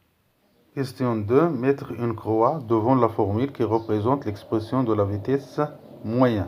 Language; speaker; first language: French; non-native, local second language; Arabic